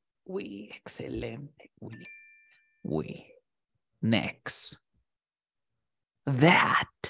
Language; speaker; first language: English; non-native, fluent; Spanish